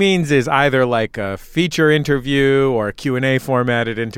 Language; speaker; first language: English; native; English